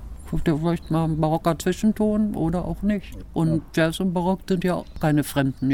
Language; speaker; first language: German; native; German